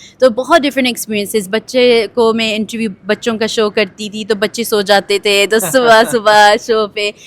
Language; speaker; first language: Urdu; early bilingual, heritage; Urdu